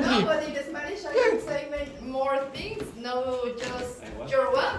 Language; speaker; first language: English; non-native, learner; Spanish